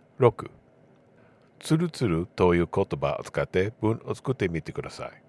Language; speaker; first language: Japanese; non-native, learner; English